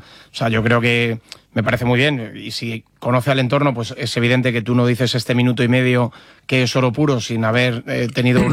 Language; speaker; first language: Spanish; native; Spanish